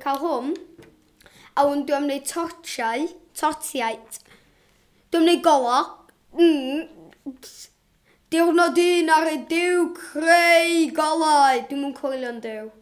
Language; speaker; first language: Welsh; non-native, local second language; English